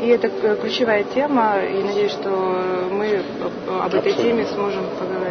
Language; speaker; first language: Russian; native; Russian